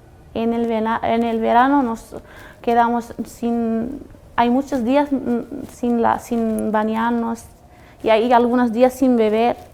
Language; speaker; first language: Spanish; non-native, learner; Arabic